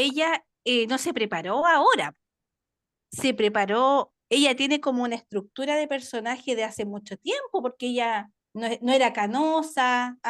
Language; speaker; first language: Spanish; native; Spanish